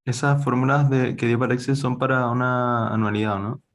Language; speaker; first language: Spanish; native; Spanish